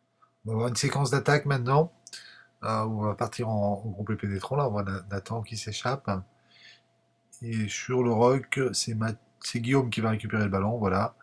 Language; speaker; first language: French; native; French